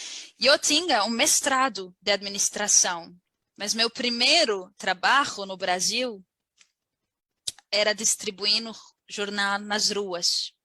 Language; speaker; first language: Portuguese; non-native, learner; Arabic